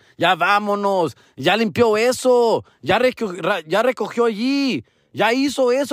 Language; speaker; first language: Spanish; early bilingual, heritage; Spanish